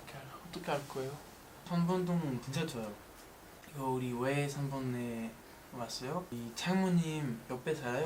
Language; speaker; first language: Korean; non-native, learner; French